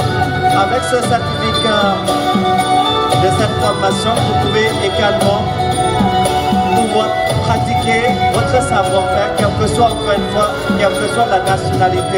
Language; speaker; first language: French; non-native, fluent; Thai